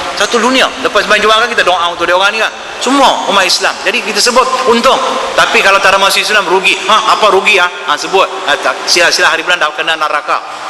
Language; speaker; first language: Malay; non-native, local second language; Tamil